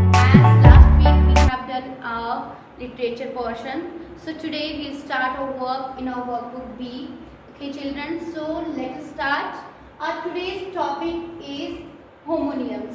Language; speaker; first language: English; non-native, local second language; Hindi